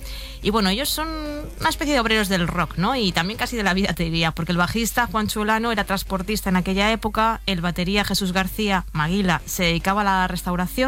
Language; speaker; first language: Spanish; native; Spanish